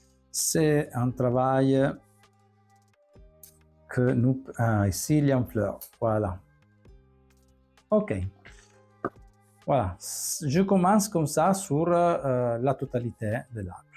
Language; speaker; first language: French; non-native, fluent; Italian